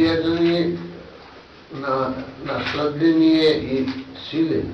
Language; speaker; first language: Russian; non-native, learner; Bangla